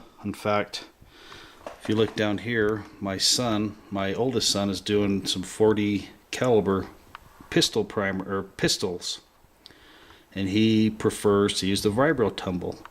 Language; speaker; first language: English; native; English